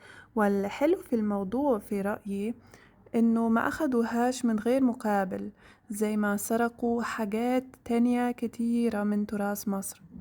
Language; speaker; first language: Arabic; non-native, fluent; German